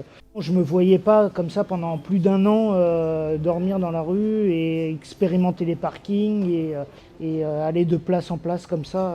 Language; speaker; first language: French; native; French